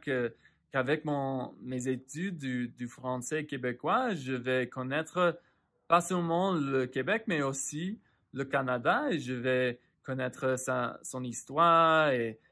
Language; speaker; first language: French; non-native, fluent; English